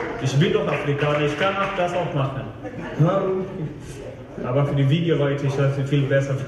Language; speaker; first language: German; non-native, fluent; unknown